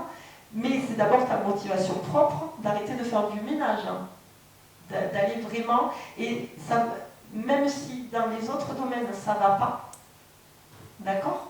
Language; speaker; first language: French; native; French